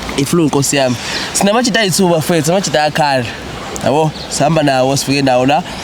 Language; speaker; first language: Zulu; native; Zulu